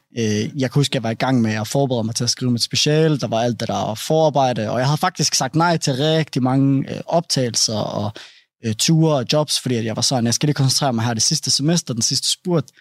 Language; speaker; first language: Danish; early bilingual, other home language; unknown